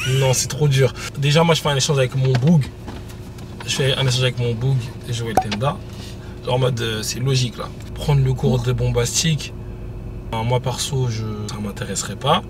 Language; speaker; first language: French; native; French